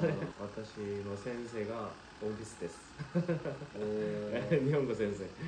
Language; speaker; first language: Japanese; non-native, learner; Korean